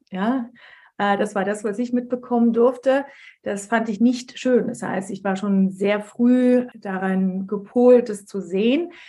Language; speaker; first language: German; early bilingual, other home language; Turkish